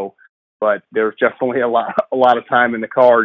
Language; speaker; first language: English; native; English